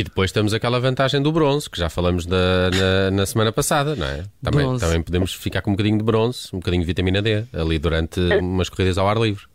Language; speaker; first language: Portuguese; native; Portuguese